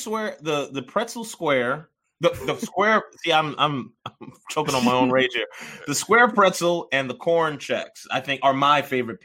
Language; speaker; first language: English; early bilingual, other home language; Yoruba